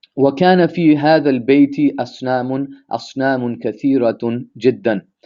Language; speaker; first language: Arabic; non-native, learner; English